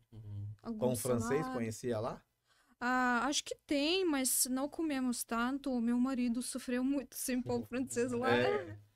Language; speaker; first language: Portuguese; non-native, learner; Russian